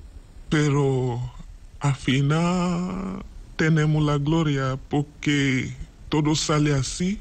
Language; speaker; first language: Spanish; non-native, learner; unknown